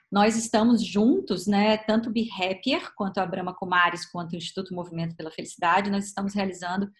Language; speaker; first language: Portuguese; native; Portuguese